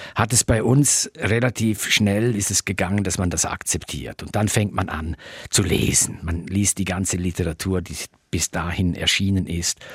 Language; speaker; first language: German; native; German